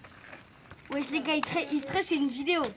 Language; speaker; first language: French; native; French